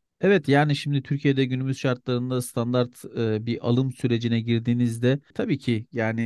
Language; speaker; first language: Turkish; native; Turkish